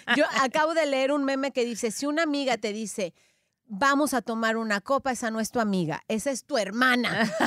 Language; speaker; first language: Spanish; native; Spanish